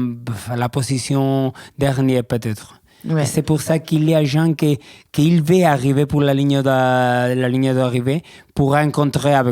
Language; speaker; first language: French; non-native, learner; Spanish